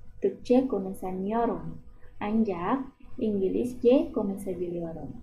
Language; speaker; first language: Turkish; non-native, fluent; Indonesian